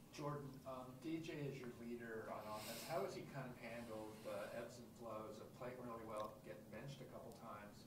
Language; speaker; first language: English; native; English